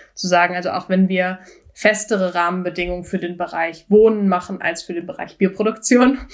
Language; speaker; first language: German; native; German